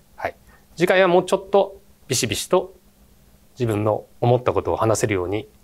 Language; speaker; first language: Japanese; native; Japanese